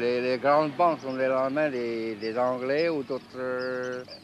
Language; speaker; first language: French; non-native, fluent; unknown